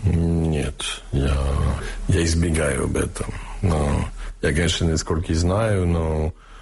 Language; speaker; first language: Russian; early bilingual, heritage; Russian